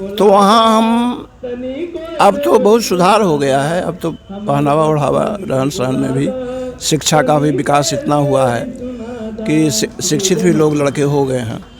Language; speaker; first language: Hindi; non-native, local second language; Magahi